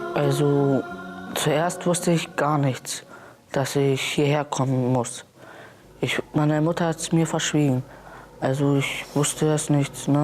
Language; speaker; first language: German; early bilingual, other home language; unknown